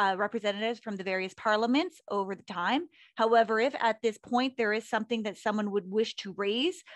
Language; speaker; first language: English; native; English